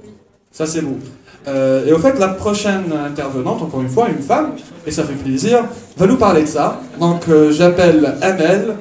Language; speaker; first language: French; non-native, local second language; Arabic